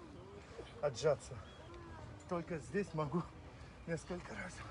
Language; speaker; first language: Russian; non-native, local second language; Azerbaijani